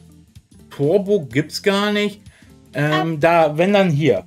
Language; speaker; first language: German; native; German